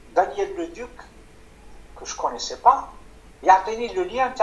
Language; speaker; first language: French; non-native, local second language; Arabic